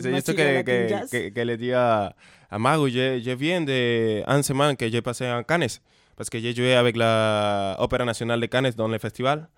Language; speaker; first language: French; non-native, learner; Spanish